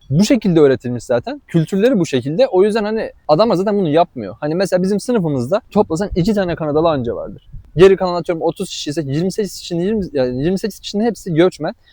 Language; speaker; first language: Turkish; native; Turkish